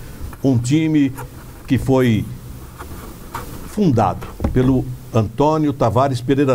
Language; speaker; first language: Portuguese; native; Portuguese